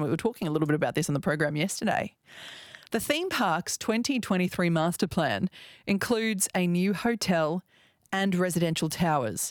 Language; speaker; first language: English; native; English